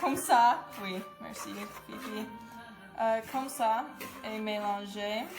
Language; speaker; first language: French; non-native, learner; English